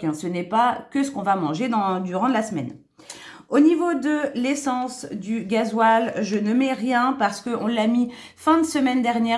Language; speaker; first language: French; native; French